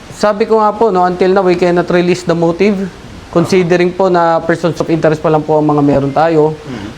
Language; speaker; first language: Filipino; native; Filipino